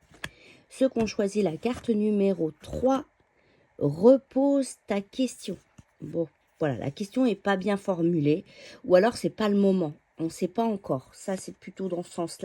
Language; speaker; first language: French; native; French